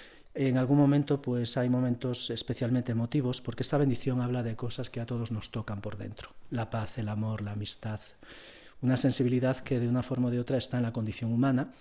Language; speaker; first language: Spanish; native; Spanish